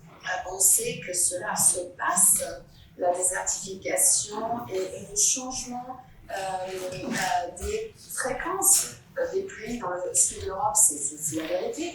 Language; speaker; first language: French; non-native, fluent; Italian